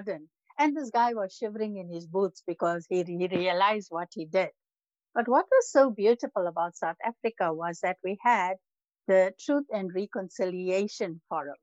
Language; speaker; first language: English; native; English